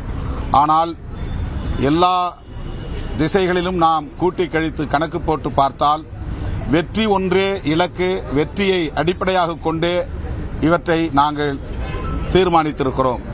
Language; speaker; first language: Tamil; native; Tamil